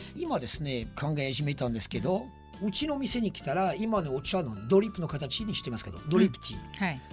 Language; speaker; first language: Japanese; non-native, fluent; French